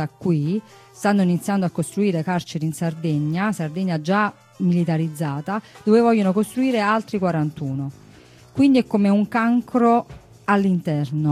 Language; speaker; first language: Italian; native; Italian